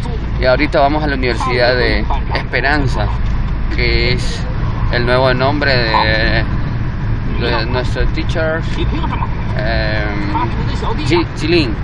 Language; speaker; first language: Spanish; native; Spanish